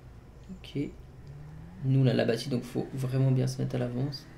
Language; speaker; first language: French; native; French